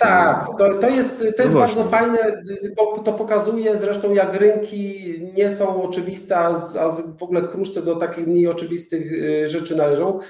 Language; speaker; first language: Polish; native; Polish